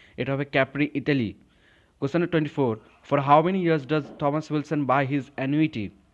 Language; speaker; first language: English; non-native, local second language; Bangla